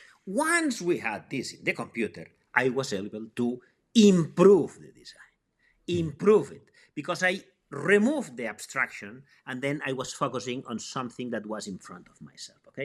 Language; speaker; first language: English; non-native, fluent; Spanish